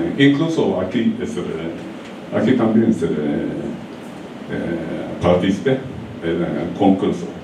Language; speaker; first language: Spanish; non-native, learner; Japanese